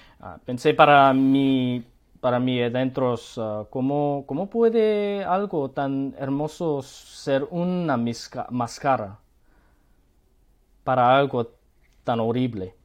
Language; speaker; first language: Spanish; non-native, learner; Korean